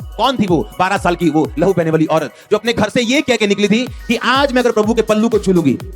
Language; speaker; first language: Hindi; non-native, local second language; Punjabi